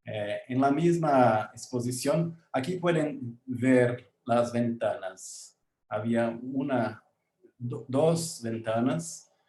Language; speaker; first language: Spanish; non-native, learner; Portuguese